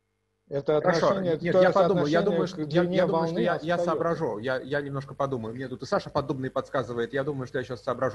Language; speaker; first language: Russian; native; Russian